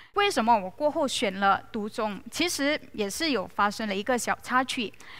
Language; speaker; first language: Chinese; non-native, local second language; Malay